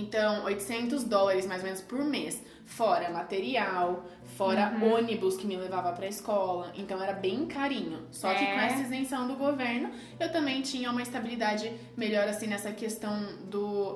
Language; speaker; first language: Portuguese; early bilingual, heritage; Portuguese